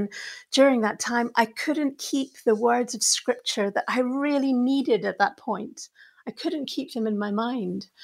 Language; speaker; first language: English; native; English